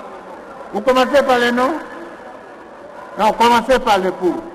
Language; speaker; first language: French; non-native, local second language; Luba-Lulua